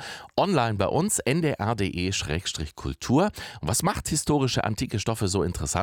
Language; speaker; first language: German; native; German